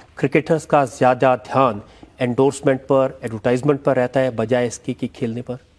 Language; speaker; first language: Urdu; native; Urdu